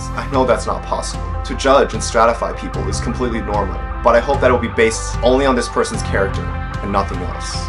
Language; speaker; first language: English; native; English